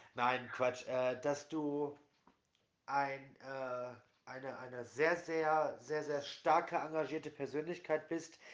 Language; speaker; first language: German; native; German